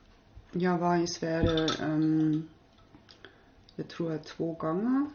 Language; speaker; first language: Swedish; non-native, learner; German